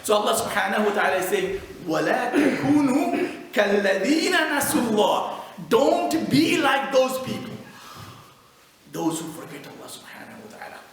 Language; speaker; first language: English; non-native, fluent; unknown